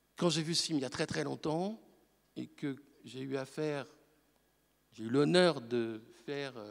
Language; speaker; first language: French; native; French